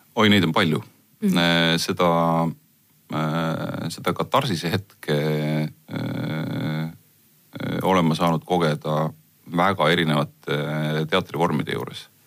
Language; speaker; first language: Estonian; native; Estonian